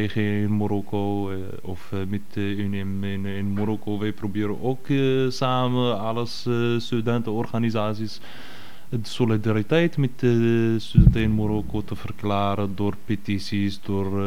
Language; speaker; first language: Dutch; non-native, fluent; Arabic